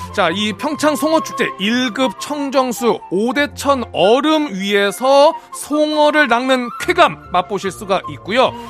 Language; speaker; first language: Korean; native; Korean